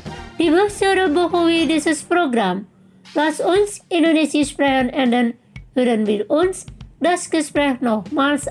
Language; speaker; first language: German; non-native, fluent; Indonesian